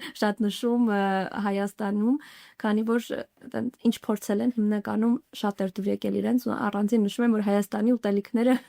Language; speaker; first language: Armenian; native; Armenian